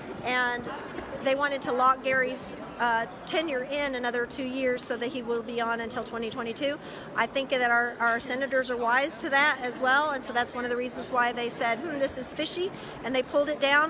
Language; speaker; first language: English; native; English